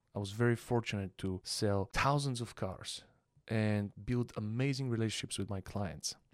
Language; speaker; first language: English; non-native, fluent; Bulgarian